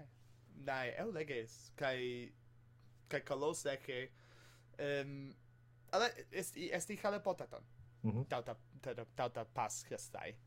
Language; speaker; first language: Greek; non-native, fluent; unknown